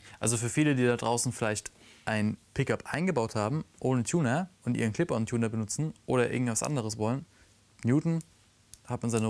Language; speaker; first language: German; native; German